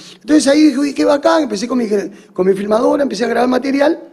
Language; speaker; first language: Spanish; native; Spanish